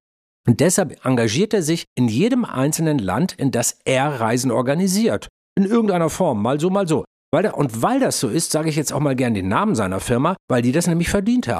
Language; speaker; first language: German; native; German